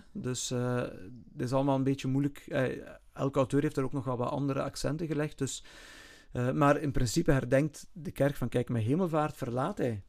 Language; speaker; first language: Dutch; native; Dutch